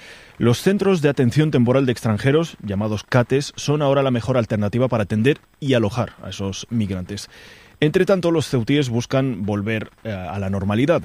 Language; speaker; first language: Spanish; native; Spanish